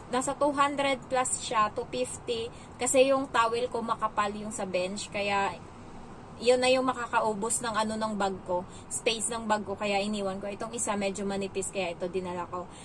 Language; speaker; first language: Filipino; non-native, local second language; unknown